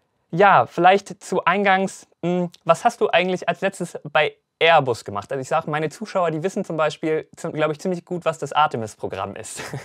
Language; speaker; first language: German; native; German